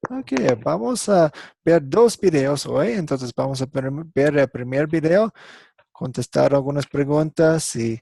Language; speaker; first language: Spanish; non-native, fluent; English